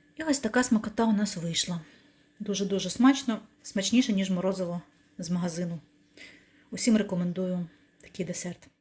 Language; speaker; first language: Ukrainian; non-native, local second language; Russian